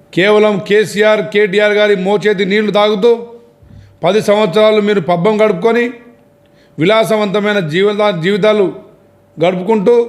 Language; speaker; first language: Telugu; native; Telugu